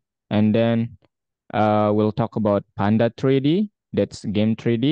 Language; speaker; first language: English; non-native, fluent; Indonesian